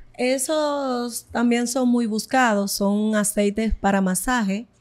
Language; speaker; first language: Spanish; native; Spanish